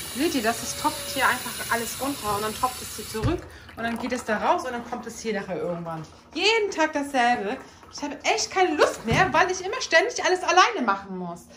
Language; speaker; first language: German; early bilingual, other home language; Turkish